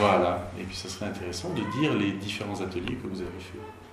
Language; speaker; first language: French; native; French